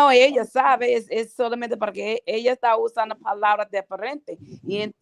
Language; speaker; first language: Spanish; non-native, learner; English